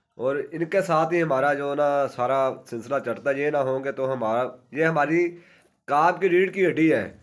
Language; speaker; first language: Urdu; non-native, local second language; Punjabi